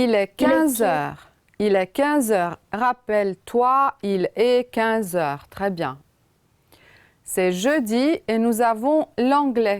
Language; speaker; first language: French; non-native, fluent; Romanian